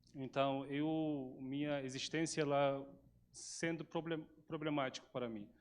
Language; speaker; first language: Portuguese; non-native, fluent; Turkish